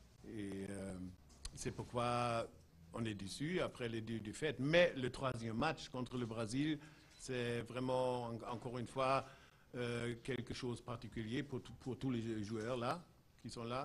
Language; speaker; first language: French; non-native, fluent; German